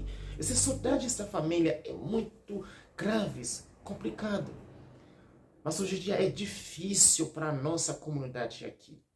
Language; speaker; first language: Portuguese; non-native, learner; Haitian Creole